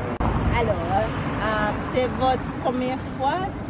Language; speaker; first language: French; non-native, learner; English